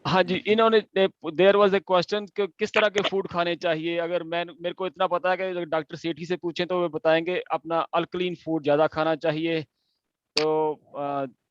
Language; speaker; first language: Hindi; non-native, local second language; Punjabi